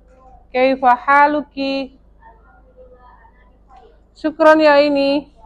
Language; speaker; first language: Arabic; non-native, fluent; Indonesian